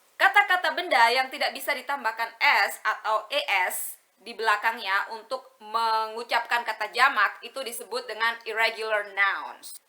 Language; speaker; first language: Indonesian; native; Indonesian